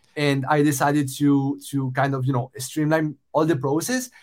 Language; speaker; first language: English; non-native, fluent; Spanish